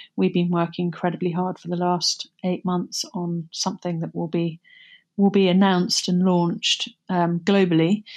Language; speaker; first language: English; native; English